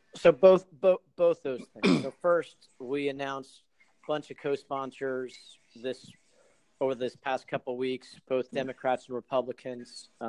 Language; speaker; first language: English; native; English